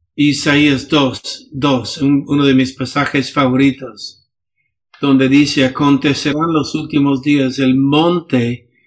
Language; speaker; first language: Spanish; non-native, fluent; English